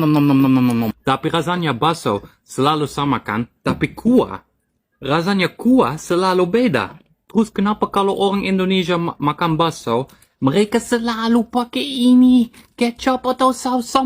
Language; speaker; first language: Indonesian; non-native, fluent; Dutch